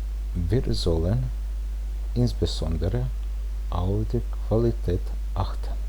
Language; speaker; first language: German; non-native, fluent; Serbian